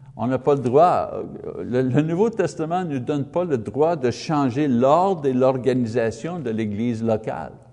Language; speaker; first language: French; non-native, fluent; English